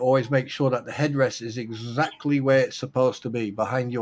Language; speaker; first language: English; native; English